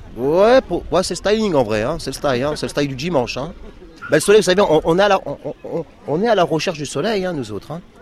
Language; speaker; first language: French; early bilingual, other home language; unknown